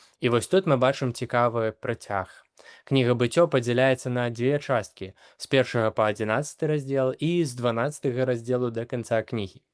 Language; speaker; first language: Belarusian; native; Belarusian